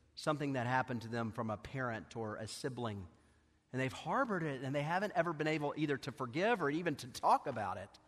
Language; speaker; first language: English; native; English